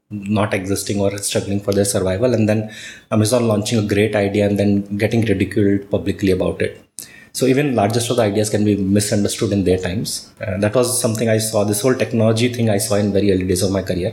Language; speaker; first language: English; non-native, local second language; Marwari